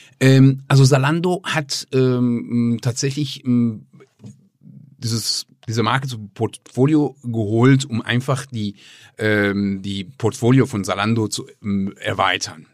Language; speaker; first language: German; non-native, fluent; Persian